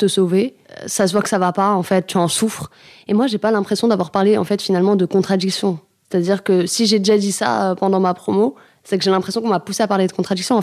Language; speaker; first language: French; native; French